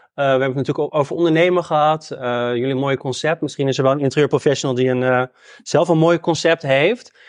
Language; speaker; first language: Dutch; native; Dutch